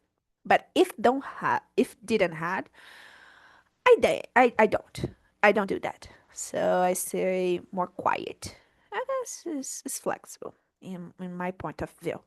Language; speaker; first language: English; non-native, learner; Portuguese